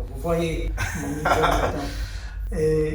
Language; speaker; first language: French; early bilingual, heritage; French